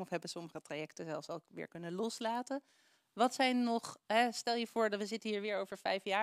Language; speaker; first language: Dutch; native; Dutch